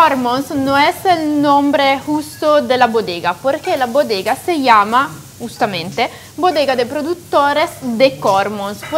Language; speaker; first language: Spanish; non-native, fluent; Italian